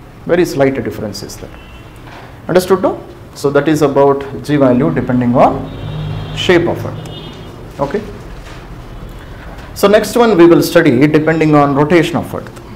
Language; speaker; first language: English; non-native, local second language; Telugu